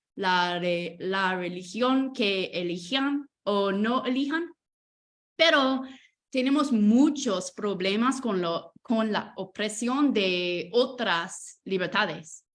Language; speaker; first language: Spanish; non-native, fluent; English